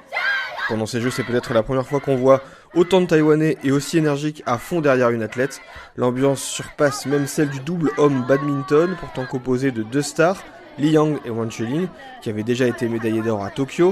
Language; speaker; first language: French; native; French